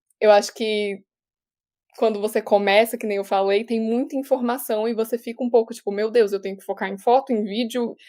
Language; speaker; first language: Portuguese; native; Portuguese